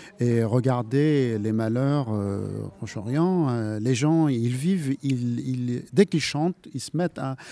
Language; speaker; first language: French; non-native, fluent; Turkish